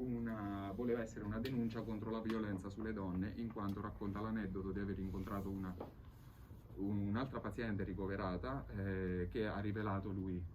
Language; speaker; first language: Italian; native; Italian